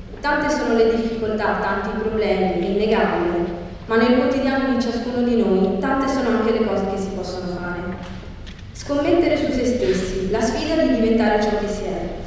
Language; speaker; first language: Italian; early bilingual, other home language; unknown